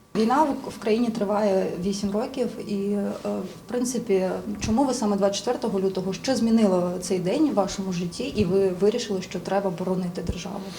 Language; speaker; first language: Ukrainian; native; Ukrainian